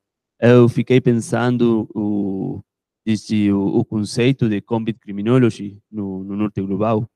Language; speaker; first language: Portuguese; non-native, fluent; Spanish